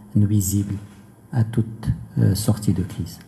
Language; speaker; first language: French; non-native, local second language; Arabic